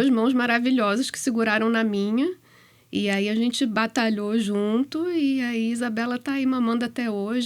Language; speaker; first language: Portuguese; native; Portuguese